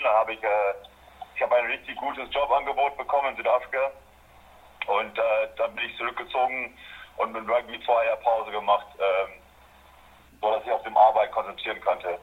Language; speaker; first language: German; non-native, fluent; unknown